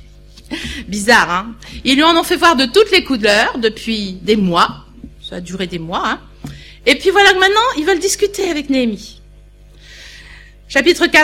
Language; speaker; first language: French; native; French